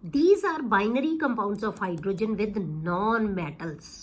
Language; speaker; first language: English; non-native, local second language; Punjabi